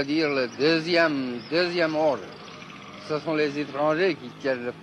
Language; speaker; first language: French; non-native, fluent; Chinese